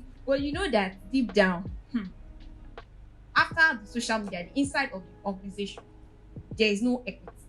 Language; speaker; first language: English; non-native, local second language; Yoruba